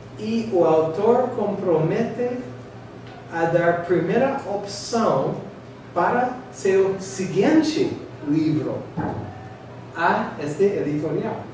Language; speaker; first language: Portuguese; non-native, fluent; English